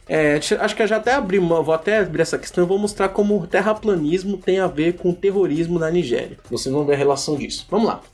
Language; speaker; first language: Portuguese; early bilingual, other home language; Igbo